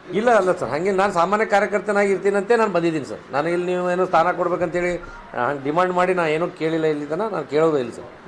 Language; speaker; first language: Kannada; non-native, local second language; Lambadi